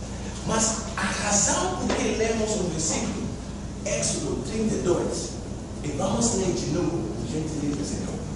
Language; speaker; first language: Portuguese; non-native, fluent; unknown